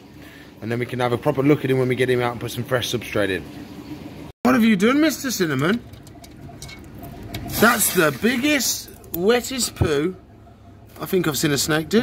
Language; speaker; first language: English; native; English